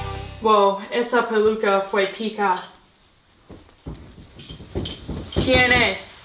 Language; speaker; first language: Spanish; non-native, learner; English